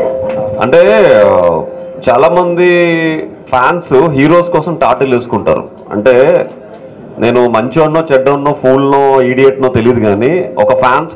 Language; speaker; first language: Telugu; native; Telugu